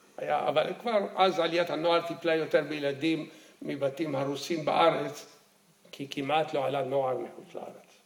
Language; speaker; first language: Hebrew; early bilingual, other home language; Arabic